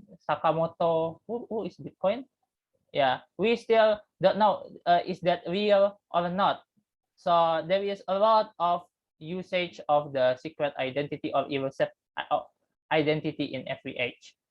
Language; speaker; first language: English; non-native, learner; Indonesian